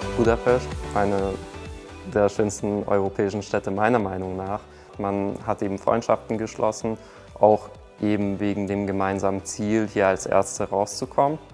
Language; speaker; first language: German; early bilingual, other home language; Hungarian